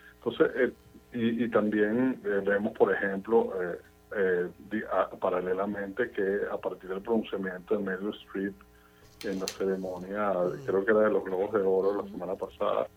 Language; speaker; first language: Spanish; native; Spanish